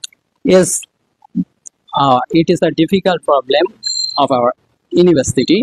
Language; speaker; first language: English; non-native, learner; Bangla